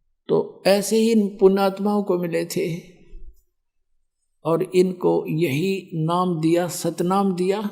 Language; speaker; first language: Hindi; native; Hindi